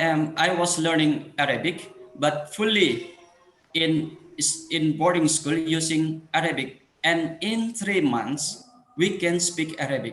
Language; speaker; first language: English; non-native, fluent; Indonesian